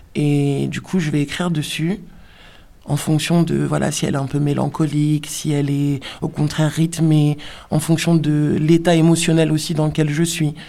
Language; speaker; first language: French; native; French